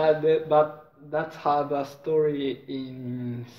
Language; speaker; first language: English; non-native, learner; Japanese